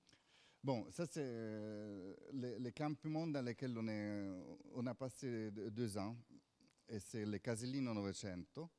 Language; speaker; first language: French; non-native, fluent; Italian